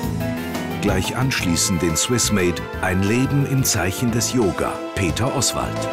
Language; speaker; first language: German; native; German